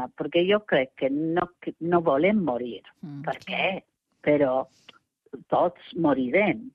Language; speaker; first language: Catalan; non-native, fluent; English